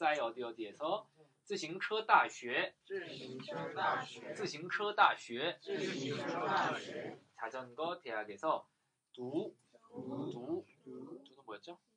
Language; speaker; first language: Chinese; non-native, fluent; Korean